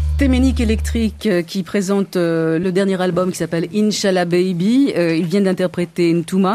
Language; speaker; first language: French; native; French